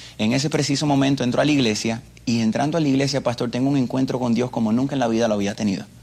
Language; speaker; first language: Spanish; early bilingual, other home language; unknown